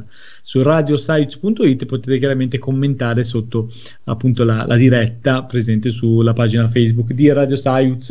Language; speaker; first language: Italian; native; Italian